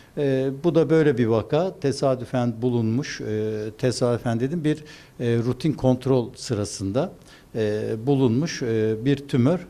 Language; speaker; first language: Turkish; native; Turkish